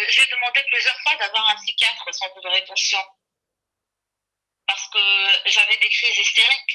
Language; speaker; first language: French; non-native, local second language; Arabic